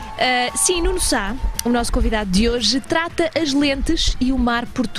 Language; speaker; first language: Portuguese; native; Portuguese